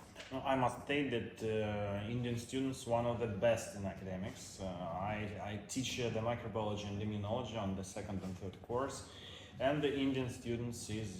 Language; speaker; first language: English; non-native, learner; Russian